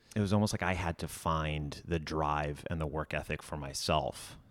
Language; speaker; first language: English; native; English